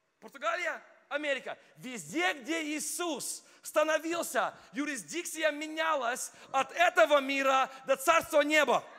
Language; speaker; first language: Russian; non-native, fluent; English